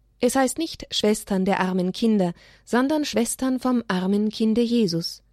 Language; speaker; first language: German; native; German